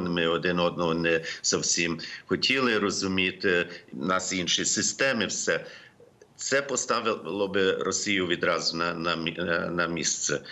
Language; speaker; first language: Ukrainian; early bilingual, heritage; Ukrainian